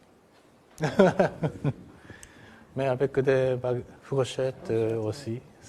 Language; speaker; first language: French; non-native, fluent; Japanese